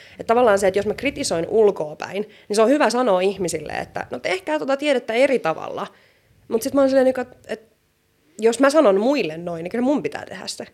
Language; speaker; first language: Finnish; native; Finnish